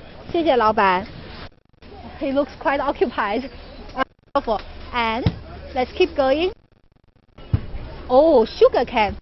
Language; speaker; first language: English; non-native, fluent; Chinese